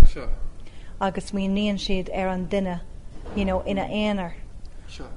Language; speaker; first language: Irish; non-native, local second language; English